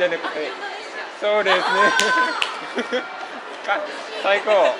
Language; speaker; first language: Japanese; non-native, learner; Indonesian